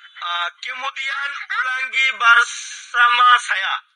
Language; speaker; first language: Indonesian; non-native, learner; Bangla